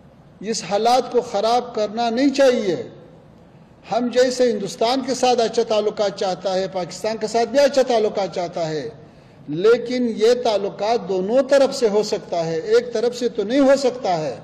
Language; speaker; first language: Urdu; non-native, fluent; Pashto